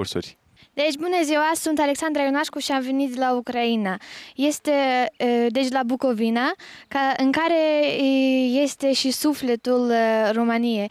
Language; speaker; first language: Romanian; early bilingual, heritage; Romanian